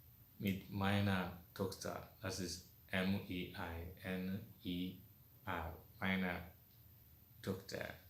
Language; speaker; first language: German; non-native, fluent; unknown